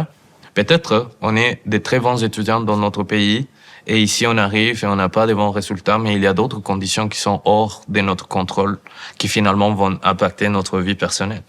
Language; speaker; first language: French; non-native, fluent; Spanish